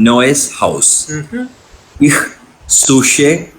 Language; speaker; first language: German; non-native, learner; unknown